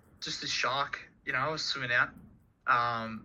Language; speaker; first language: English; native; English